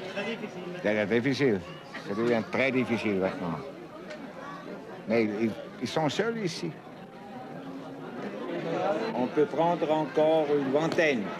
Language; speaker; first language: French; non-native, fluent; Swiss German